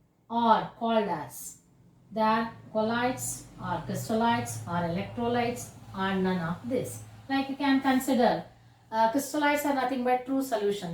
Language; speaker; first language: English; non-native, local second language; Kannada